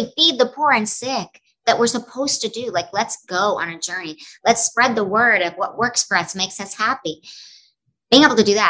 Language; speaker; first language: English; native; English